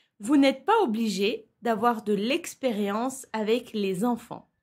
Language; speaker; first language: French; non-native, fluent; Turkish